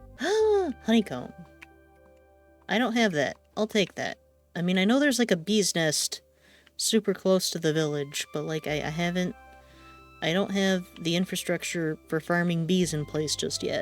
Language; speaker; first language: English; native; English